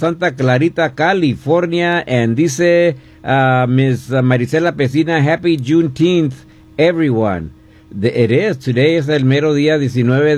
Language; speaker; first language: Spanish; early bilingual, heritage; Spanish